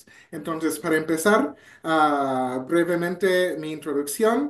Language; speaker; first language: Spanish; non-native, fluent; English